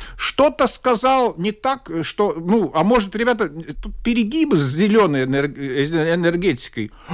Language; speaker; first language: Russian; non-native, local second language; Latvian